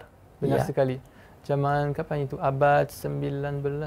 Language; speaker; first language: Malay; non-native, fluent; French